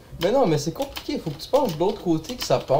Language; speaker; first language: French; native; French